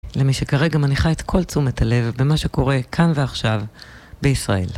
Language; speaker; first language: Hebrew; native; Hebrew